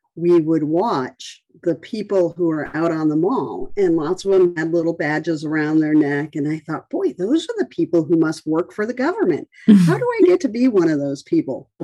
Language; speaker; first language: English; native; English